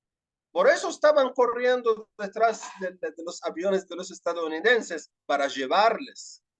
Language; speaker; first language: Spanish; non-native, fluent; Arabic